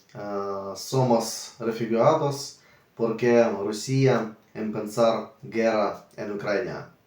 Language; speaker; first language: Spanish; non-native, learner; Ukrainian